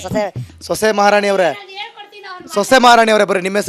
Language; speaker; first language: Kannada; native; Kannada